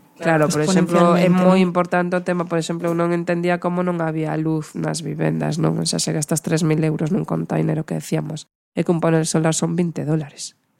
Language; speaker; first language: Galician; non-native, local second language; Spanish